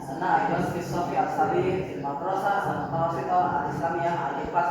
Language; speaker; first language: Arabic; non-native, learner; Indonesian